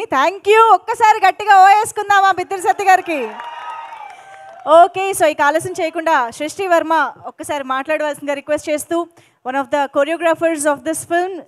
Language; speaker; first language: Telugu; native; Telugu